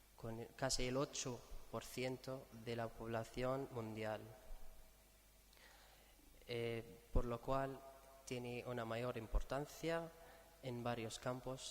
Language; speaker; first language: Spanish; non-native, fluent; Arabic